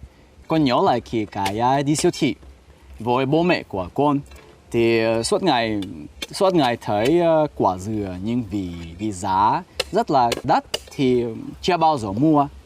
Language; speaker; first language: Vietnamese; non-native, fluent; Russian